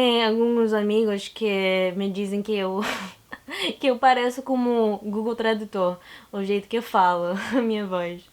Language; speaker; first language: Portuguese; non-native, learner; English